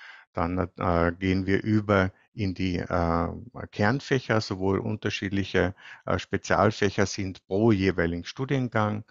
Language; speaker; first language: German; native; German